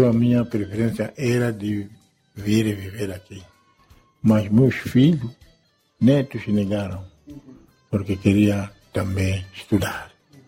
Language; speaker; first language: Portuguese; non-native, local second language; Yao